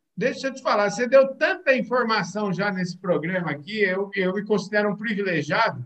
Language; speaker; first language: Portuguese; native; Portuguese